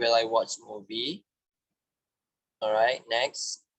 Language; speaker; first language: English; non-native, fluent; Indonesian